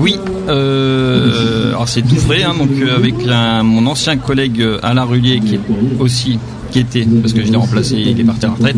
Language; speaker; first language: French; native; French